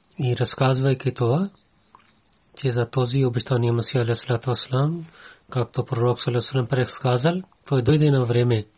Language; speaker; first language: Bulgarian; non-native, learner; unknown